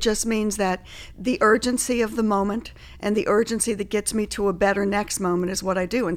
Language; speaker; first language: English; native; English